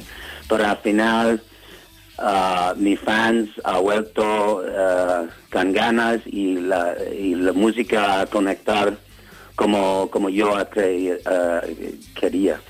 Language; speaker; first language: Spanish; non-native, learner; English